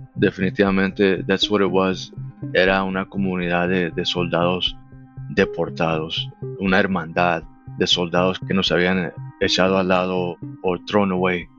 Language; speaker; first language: Spanish; early bilingual, heritage; Spanish